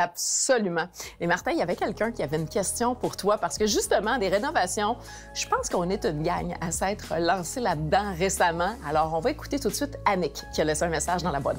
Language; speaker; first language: French; native; French